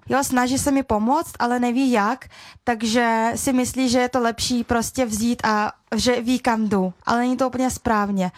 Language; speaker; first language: Czech; early bilingual, other home language; Russian